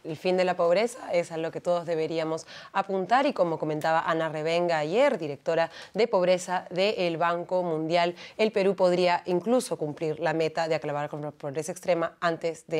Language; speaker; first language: Spanish; native; Spanish